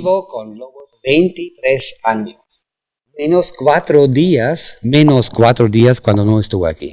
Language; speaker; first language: Spanish; non-native, fluent; German